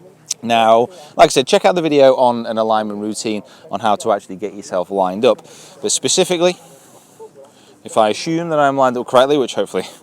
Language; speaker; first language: English; native; English